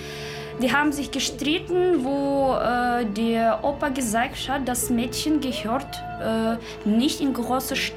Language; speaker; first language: German; non-native, learner; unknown